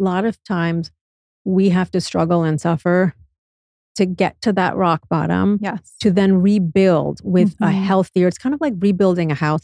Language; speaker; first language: English; native; English